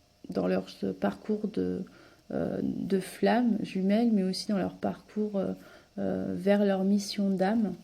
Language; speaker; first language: French; native; French